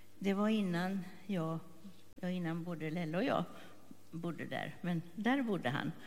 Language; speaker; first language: Swedish; native; Swedish